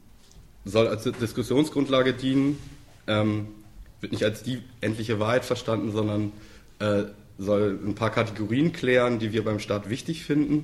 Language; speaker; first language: German; native; German